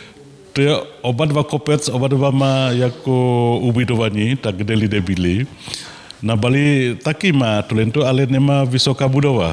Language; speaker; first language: Czech; non-native, learner; Balinese